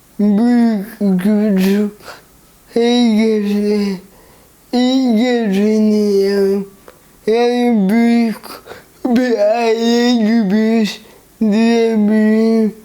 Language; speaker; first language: Turkish; early bilingual, heritage; Turkish